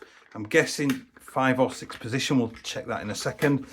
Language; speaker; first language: English; native; English